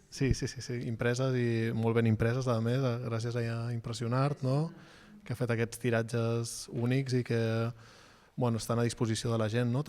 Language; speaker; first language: Catalan; native; Catalan